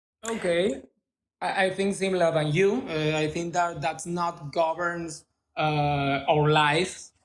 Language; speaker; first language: English; non-native, learner; Spanish